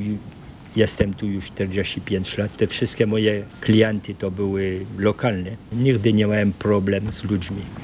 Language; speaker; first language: Polish; early bilingual, heritage; Polish